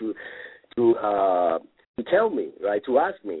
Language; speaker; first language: English; non-native, fluent; Italian